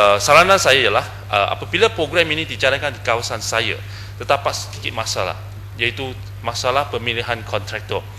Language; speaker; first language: Malay; non-native, local second language; Chinese